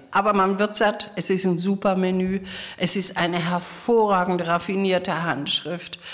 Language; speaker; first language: German; native; German